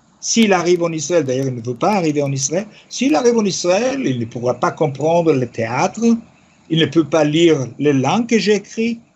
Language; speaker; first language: French; non-native, fluent; Yiddish